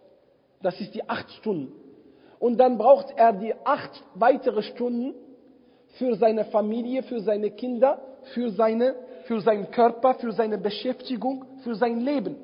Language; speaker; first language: German; non-native, fluent; Arabic